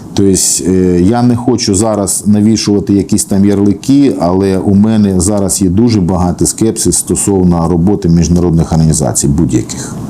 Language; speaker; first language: Ukrainian; non-native, local second language; Russian